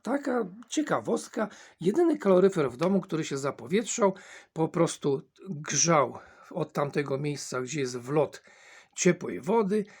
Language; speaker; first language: Polish; native; Polish